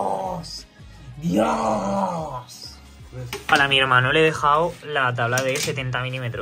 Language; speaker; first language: Spanish; native; Spanish